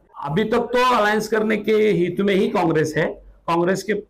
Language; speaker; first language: Hindi; non-native, local second language; Marathi